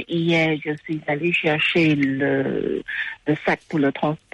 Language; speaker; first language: French; non-native, fluent; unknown